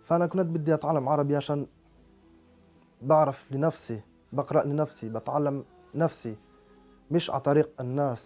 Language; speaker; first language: Arabic; non-native, fluent; French